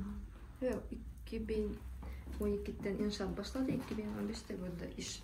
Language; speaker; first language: Turkish; non-native, learner; Yakut